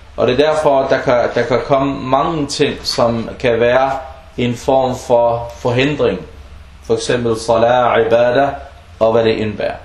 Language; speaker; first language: Danish; early bilingual, other home language; Arabic